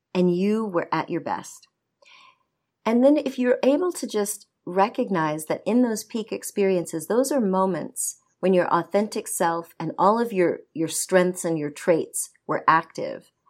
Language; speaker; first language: English; native; English